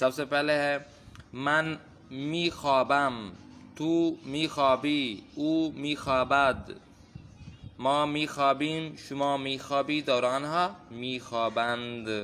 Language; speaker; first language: Persian; non-native, fluent; Urdu